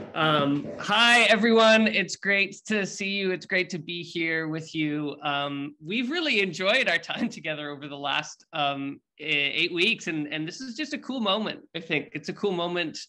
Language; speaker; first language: English; native; English